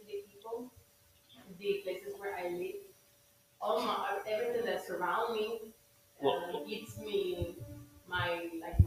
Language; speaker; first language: English; non-native, learner; Spanish